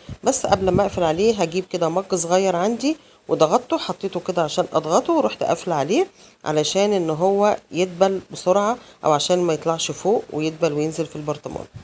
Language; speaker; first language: Arabic; native; Arabic